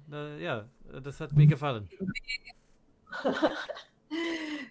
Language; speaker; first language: German; non-native, learner; English